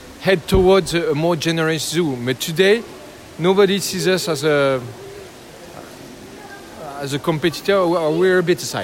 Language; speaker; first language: English; non-native, learner; French